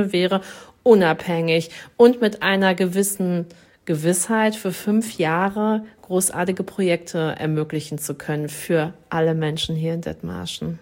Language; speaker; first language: German; native; German